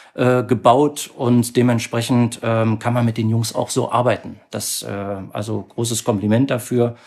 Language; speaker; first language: German; native; German